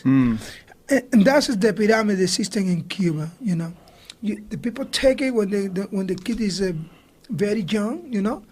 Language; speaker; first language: English; non-native, learner; Spanish